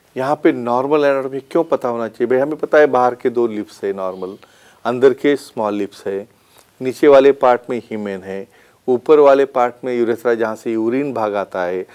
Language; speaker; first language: Hindi; non-native, local second language; Marathi